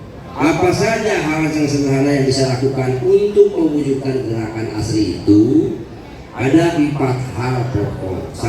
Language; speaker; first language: Indonesian; native; Indonesian